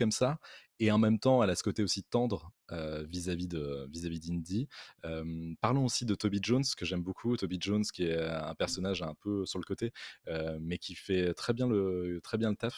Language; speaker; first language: French; native; French